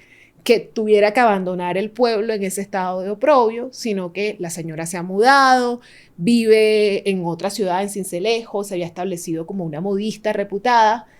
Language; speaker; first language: Spanish; native; Spanish